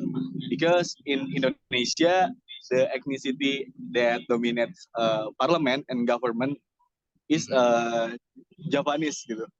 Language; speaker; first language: English; non-native, fluent; Indonesian